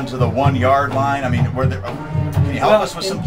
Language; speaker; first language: English; native; English